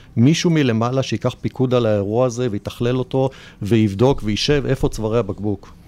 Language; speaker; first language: Hebrew; native; Hebrew